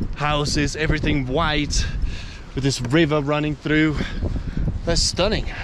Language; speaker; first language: English; non-native, fluent; Danish